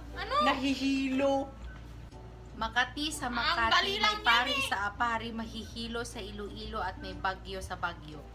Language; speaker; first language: Filipino; non-native, local second language; Cebuano